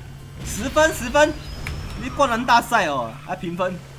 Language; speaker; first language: Chinese; native; Chinese